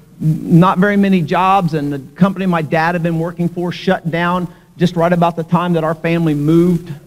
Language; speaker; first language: English; native; English